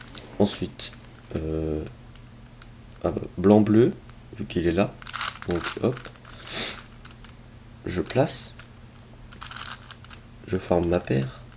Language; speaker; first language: French; native; French